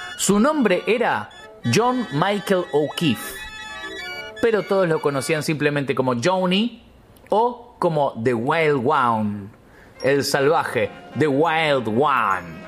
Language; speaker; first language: Spanish; native; Spanish